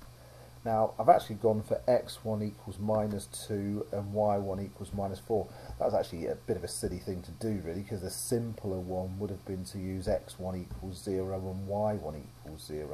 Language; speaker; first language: English; native; English